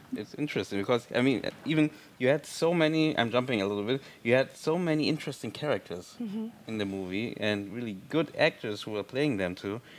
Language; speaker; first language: English; non-native, fluent; German